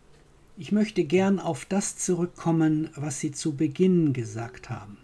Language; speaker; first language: German; non-native, fluent; English